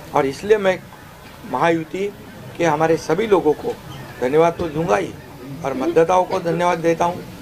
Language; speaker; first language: Hindi; non-native, local second language; Marathi